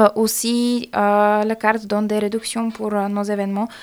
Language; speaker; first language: French; non-native, fluent; Bulgarian